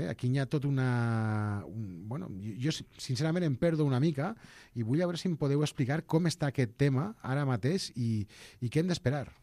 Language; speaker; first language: Catalan; native; Catalan